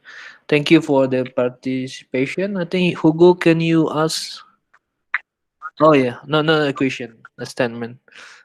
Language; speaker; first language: English; non-native, learner; Indonesian